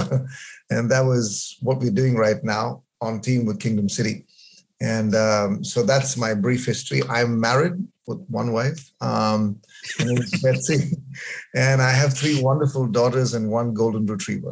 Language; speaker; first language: English; non-native, local second language; Malayalam